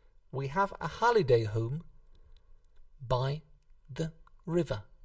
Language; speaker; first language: English; non-native, fluent; Hungarian